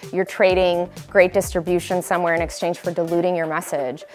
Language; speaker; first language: English; early bilingual, other home language; Spanish